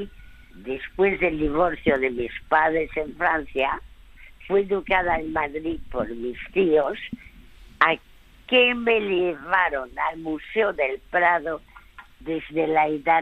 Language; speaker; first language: Spanish; early bilingual, other home language; French